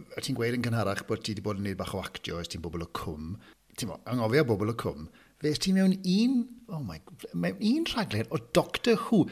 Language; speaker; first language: Welsh; native; Welsh